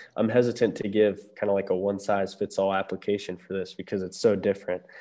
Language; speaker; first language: English; native; English